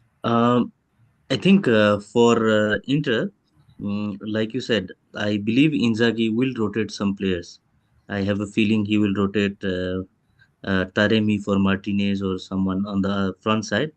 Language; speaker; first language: English; non-native, fluent; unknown